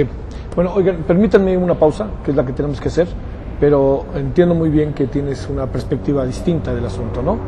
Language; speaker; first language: Spanish; native; Spanish